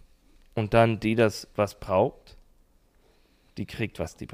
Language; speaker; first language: German; non-native, learner; English